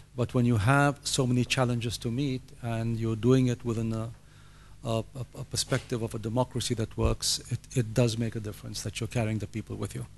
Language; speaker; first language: English; non-native, fluent; Arabic